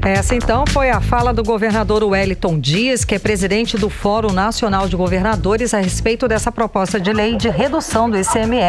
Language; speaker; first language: Portuguese; native; Portuguese